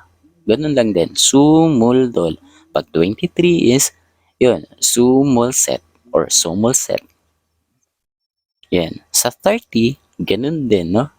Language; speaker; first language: Filipino; native; Filipino